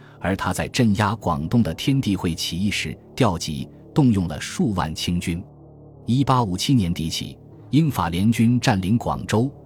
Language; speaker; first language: Chinese; native; Chinese